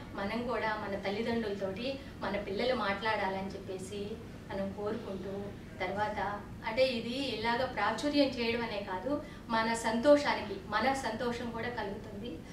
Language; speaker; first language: Telugu; native; Telugu